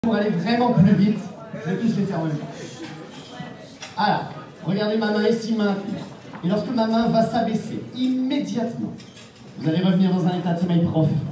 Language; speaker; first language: French; native; French